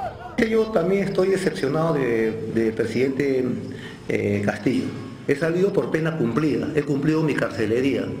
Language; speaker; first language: Spanish; native; Spanish